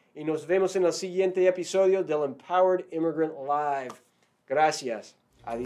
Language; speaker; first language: Spanish; non-native, fluent; English